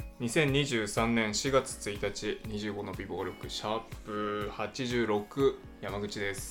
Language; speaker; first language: Japanese; native; Japanese